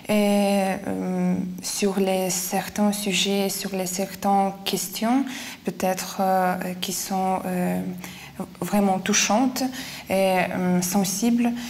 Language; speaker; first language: French; non-native, fluent; Lithuanian